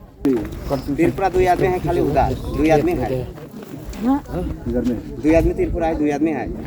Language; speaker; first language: Hindi; non-native, local second language; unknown